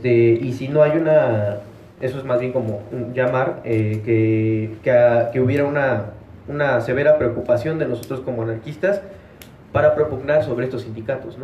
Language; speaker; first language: Spanish; native; Spanish